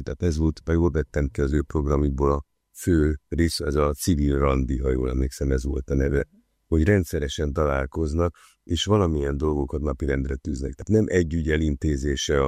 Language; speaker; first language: Hungarian; native; Hungarian